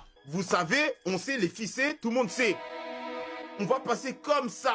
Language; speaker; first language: French; native; French